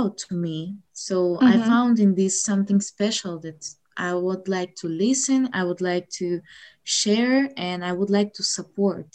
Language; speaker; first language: English; non-native, fluent; Ukrainian